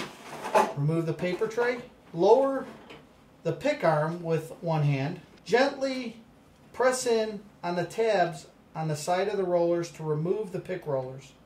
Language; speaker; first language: English; native; English